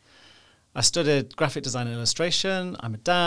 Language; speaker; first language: English; native; English